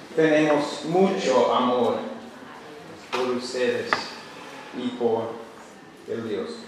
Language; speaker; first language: Spanish; non-native, learner; English